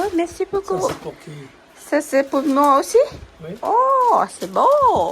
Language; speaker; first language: French; non-native, learner; Thai